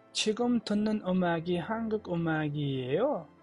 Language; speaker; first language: Korean; non-native, fluent; Nepali